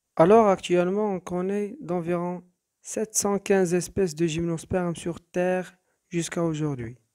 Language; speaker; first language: French; non-native, local second language; Arabic